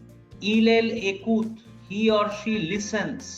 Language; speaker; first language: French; non-native, fluent; Bangla